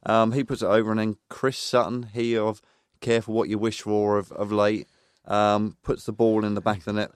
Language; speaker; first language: English; native; English